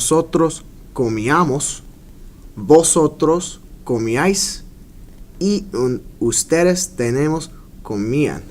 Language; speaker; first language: Spanish; non-native, fluent; English